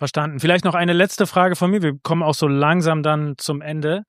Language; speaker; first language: German; native; German